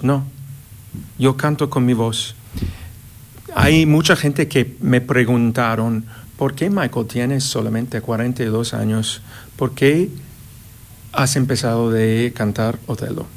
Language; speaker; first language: Spanish; non-native, fluent; English